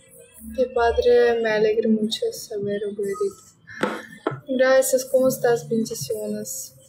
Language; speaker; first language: Spanish; non-native, learner; Russian